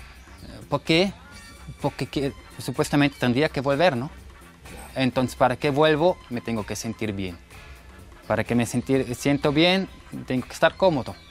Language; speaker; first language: Spanish; non-native, fluent; German